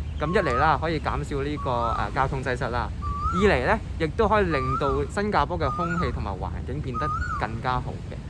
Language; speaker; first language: Cantonese; native; Cantonese